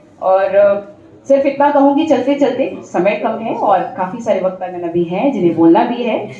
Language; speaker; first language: Hindi; native; Hindi